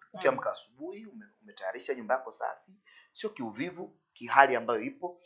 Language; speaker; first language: Swahili; native; Swahili